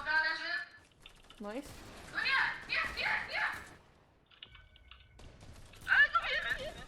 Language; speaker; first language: Polish; native; Polish